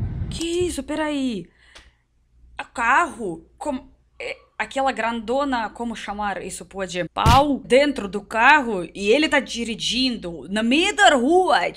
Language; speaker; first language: Portuguese; non-native, learner; Russian